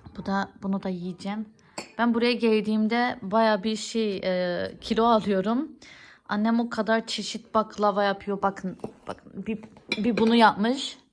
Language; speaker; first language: Turkish; early bilingual, heritage; Turkish